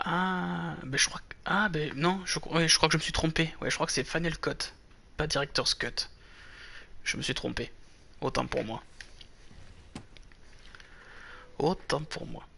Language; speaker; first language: French; native; French